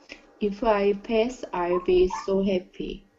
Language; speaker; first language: English; non-native, learner; Korean